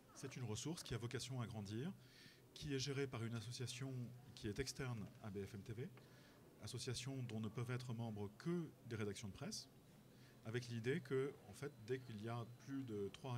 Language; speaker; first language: French; native; French